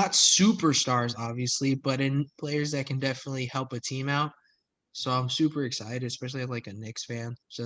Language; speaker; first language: English; native; English